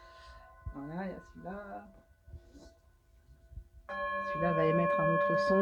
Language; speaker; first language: French; native; French